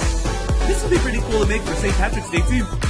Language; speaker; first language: English; native; English